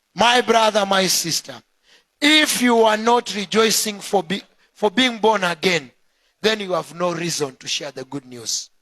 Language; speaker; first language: English; non-native, local second language; Swahili